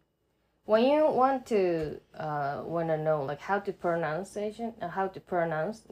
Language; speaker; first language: English; non-native, learner; Japanese